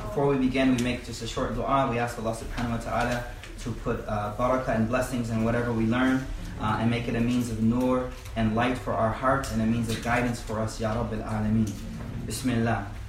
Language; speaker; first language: English; native; English